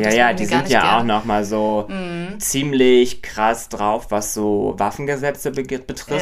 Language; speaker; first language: German; native; German